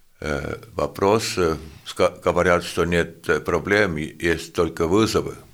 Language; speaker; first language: Russian; non-native, fluent; Estonian